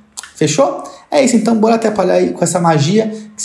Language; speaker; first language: Portuguese; native; Portuguese